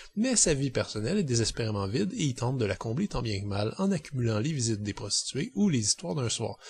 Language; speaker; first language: French; native; French